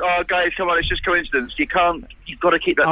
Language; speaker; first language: English; native; English